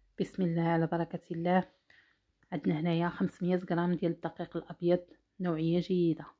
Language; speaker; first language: Arabic; native; Arabic